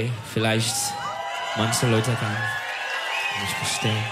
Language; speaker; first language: German; non-native, learner; Turkish